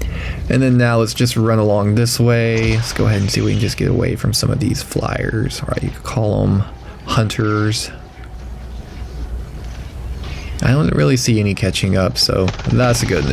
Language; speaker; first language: English; native; English